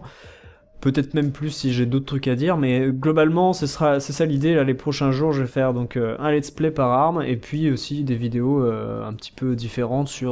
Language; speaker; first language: French; native; French